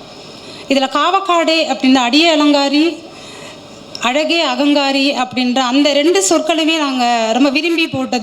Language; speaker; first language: Tamil; native; Tamil